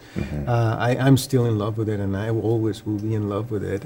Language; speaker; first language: English; non-native, fluent; Spanish